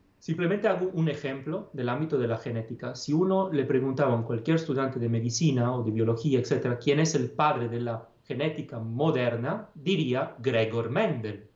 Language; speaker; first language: Spanish; non-native, fluent; Italian